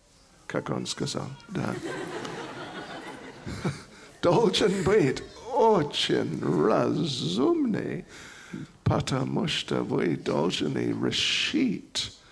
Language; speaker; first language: Russian; non-native, learner; English